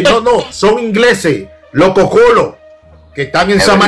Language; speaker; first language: Spanish; native; Spanish